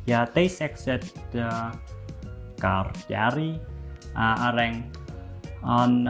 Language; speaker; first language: Estonian; non-native, fluent; Vietnamese